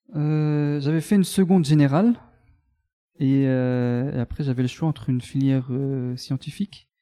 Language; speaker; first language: French; native; French